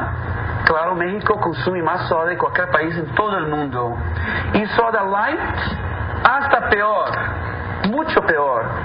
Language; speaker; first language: Spanish; non-native, fluent; Portuguese